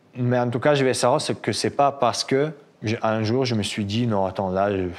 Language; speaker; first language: French; non-native, fluent; Russian